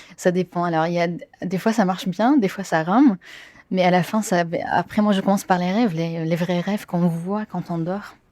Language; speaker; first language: French; non-native, fluent; Arabic